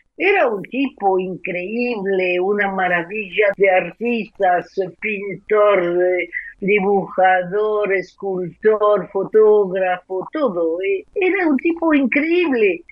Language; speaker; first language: Spanish; non-native, fluent; French